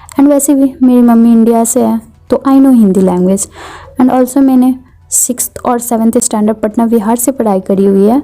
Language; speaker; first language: Hindi; native; Hindi